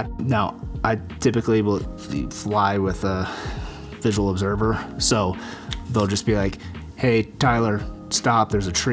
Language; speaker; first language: English; native; English